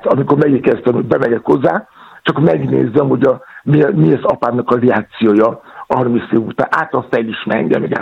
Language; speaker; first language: Hungarian; non-native, learner; Yoruba